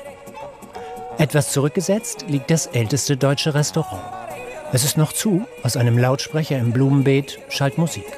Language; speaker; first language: German; native; German